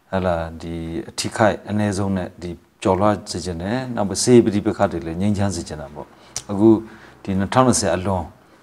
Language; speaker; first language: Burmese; non-native, local second language; Hakha Chin